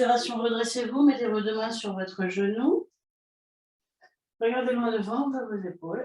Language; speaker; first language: French; native; French